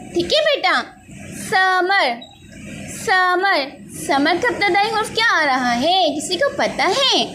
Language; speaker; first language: Urdu; native; Urdu